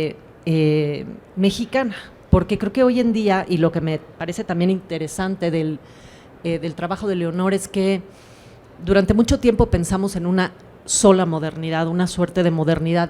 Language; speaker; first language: Spanish; native; Spanish